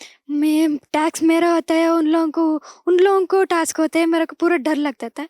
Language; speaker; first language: Hindi; non-native, local second language; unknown